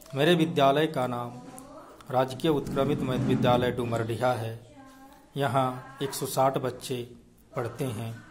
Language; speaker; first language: Hindi; native; Hindi